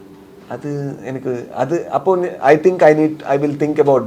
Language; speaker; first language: Malayalam; non-native, local second language; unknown